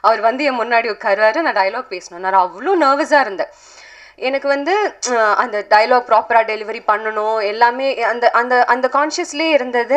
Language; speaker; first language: Tamil; non-native, local second language; Malayalam